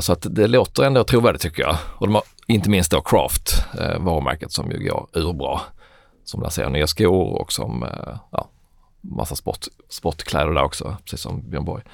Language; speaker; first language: Swedish; native; Swedish